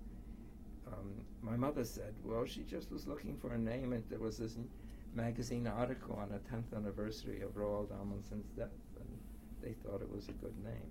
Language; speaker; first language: English; early bilingual, other home language; Polish